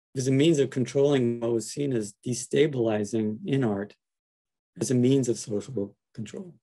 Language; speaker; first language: English; native; English